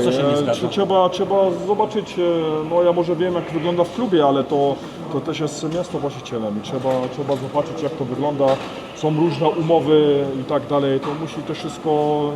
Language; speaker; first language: Polish; early bilingual, heritage; Polish